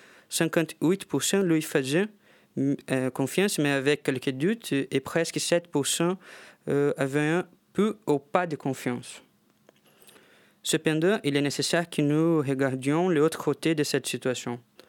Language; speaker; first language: French; non-native, fluent; Portuguese